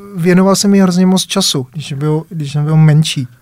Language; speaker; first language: Czech; early bilingual, other home language; Vietnamese